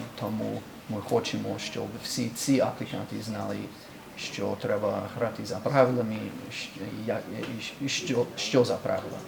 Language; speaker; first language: Ukrainian; non-native, learner; English